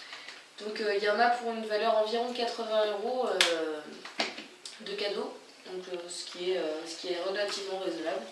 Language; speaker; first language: French; native; French